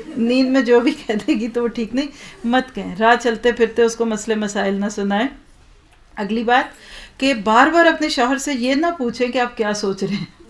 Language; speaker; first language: Urdu; native; Urdu